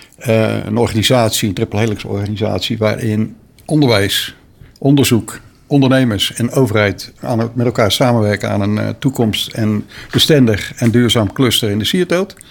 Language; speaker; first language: Dutch; native; Dutch